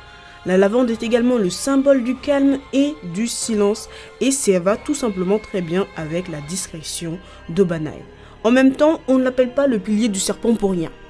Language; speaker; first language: French; native; French